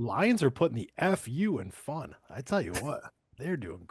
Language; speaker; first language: English; native; English